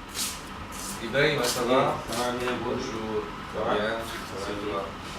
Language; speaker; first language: French; non-native, local second language; Wolof